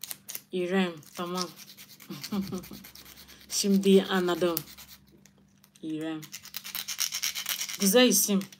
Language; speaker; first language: Turkish; non-native, learner; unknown